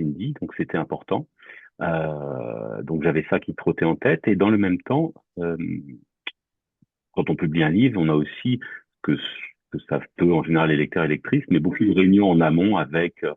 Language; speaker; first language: French; native; French